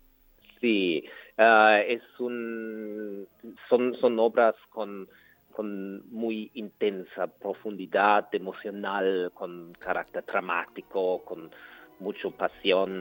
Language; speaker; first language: Spanish; non-native, learner; German